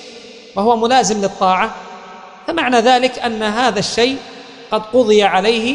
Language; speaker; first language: Arabic; native; Arabic